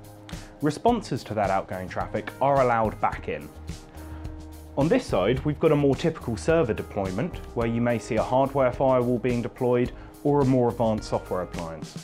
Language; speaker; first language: English; native; English